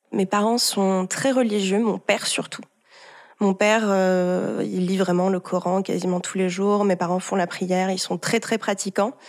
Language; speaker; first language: French; early bilingual, heritage; French